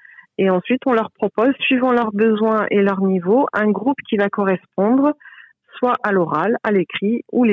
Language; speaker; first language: French; native; French